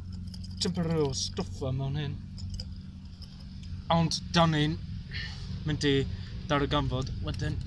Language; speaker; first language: Welsh; non-native, learner; English